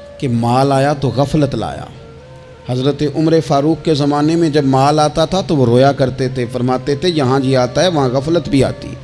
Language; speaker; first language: Urdu; non-native, local second language; Punjabi